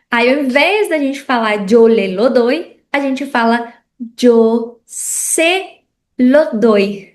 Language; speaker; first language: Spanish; non-native, fluent; Portuguese